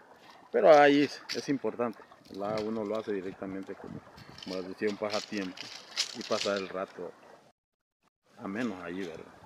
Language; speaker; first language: Spanish; native; Spanish